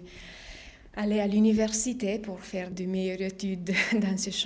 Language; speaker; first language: French; non-native, fluent; Romanian